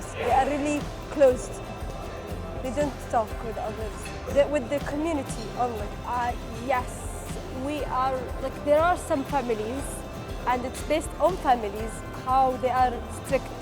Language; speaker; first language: English; non-native, fluent; Arabic